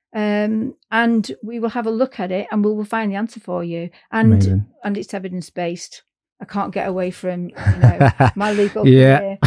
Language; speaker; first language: English; native; English